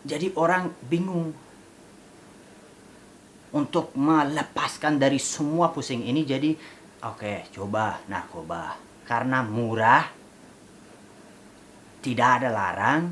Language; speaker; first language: Indonesian; non-native, fluent; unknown